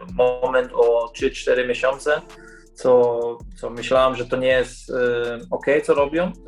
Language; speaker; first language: Polish; early bilingual, heritage; Polish